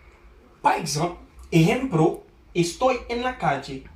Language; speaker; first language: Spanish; non-native, fluent; Haitian Creole